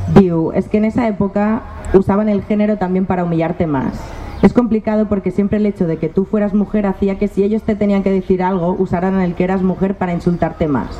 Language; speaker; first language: Spanish; non-native, local second language; Catalan